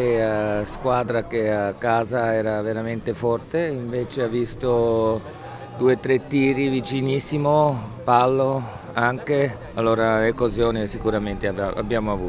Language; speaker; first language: Italian; non-native, local second language; German